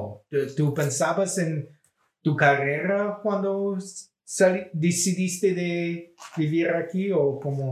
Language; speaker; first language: Spanish; non-native, fluent; English